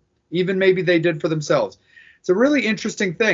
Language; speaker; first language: English; native; English